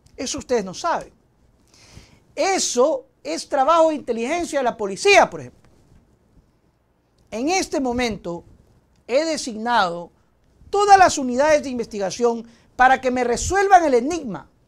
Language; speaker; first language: Spanish; native; Spanish